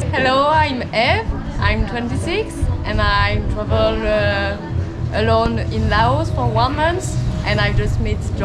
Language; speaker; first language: English; non-native, learner; French